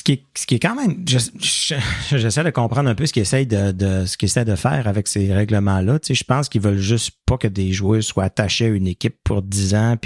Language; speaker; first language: French; native; French